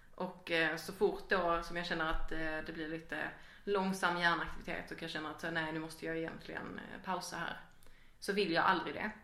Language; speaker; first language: Swedish; native; Swedish